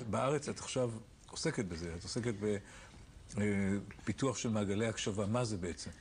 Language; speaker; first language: Hebrew; native; Hebrew